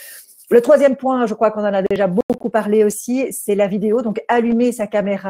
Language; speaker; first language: French; native; French